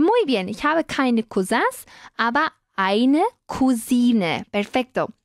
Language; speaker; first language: German; non-native, fluent; Spanish